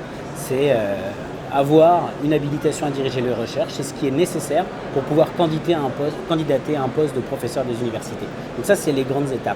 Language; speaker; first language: French; native; French